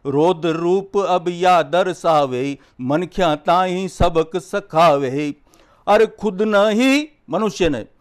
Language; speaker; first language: Hindi; native; Hindi